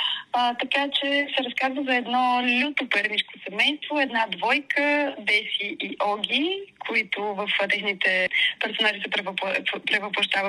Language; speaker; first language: Bulgarian; native; Bulgarian